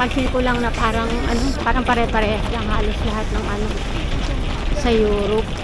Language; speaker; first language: Filipino; native; Filipino